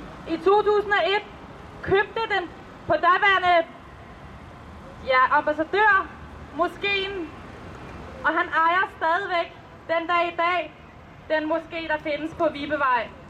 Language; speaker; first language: Danish; early bilingual, other home language; Persian